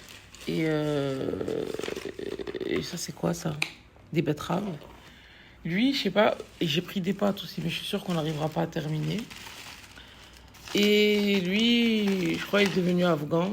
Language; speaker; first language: French; native; French